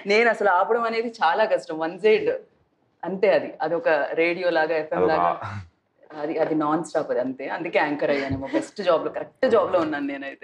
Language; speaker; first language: Telugu; native; Telugu